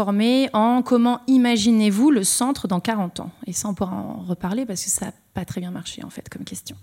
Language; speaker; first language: French; native; French